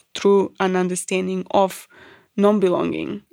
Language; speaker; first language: English; non-native, fluent; Macedonian